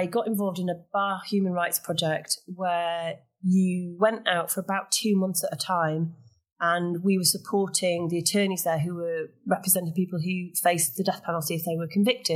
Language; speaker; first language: English; native; English